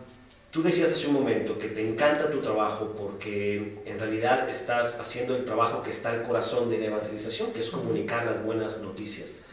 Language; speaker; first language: Spanish; native; Spanish